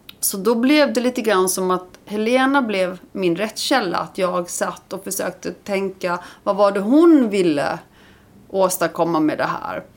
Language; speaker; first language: Swedish; early bilingual, other home language; Icelandic